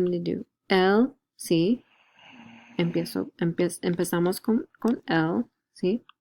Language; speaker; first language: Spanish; non-native, learner; English